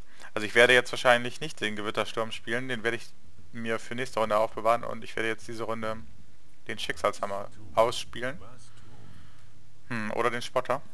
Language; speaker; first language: German; native; German